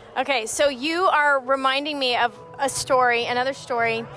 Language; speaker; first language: English; native; English